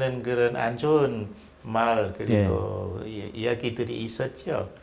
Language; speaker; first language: Korean; non-native, fluent; Vietnamese